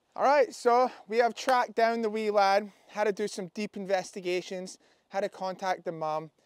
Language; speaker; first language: English; native; English